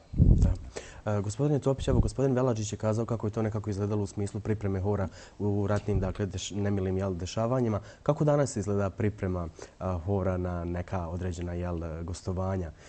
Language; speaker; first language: Croatian; native; Croatian